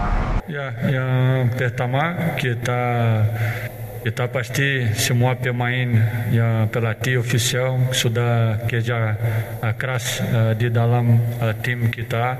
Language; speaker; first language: Indonesian; non-native, fluent; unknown